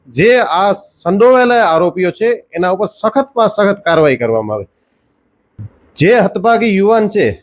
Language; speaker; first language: Gujarati; native; Gujarati